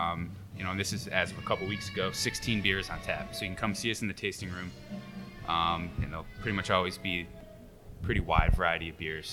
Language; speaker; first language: English; native; English